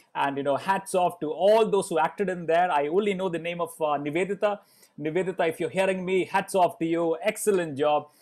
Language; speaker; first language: English; non-native, local second language; Malayalam